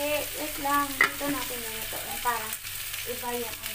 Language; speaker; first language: Filipino; non-native, local second language; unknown